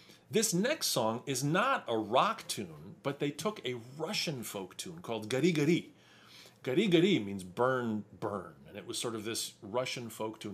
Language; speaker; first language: English; early bilingual, other home language; Ukrainian